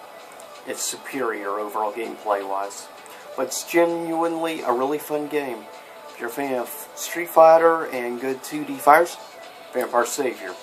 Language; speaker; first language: English; native; English